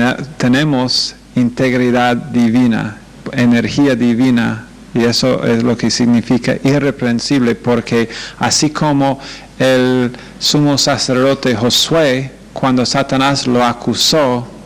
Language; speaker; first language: Spanish; non-native, fluent; English